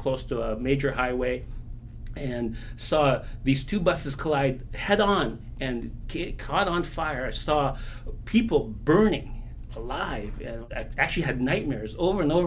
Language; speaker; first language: English; non-native, local second language; Filipino